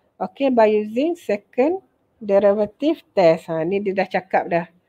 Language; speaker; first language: English; non-native, local second language; Malay